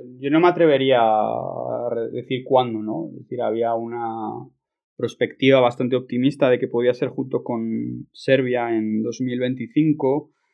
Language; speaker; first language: Spanish; native; Spanish